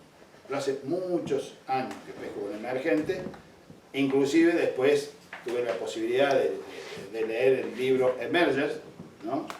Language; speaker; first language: Spanish; native; Spanish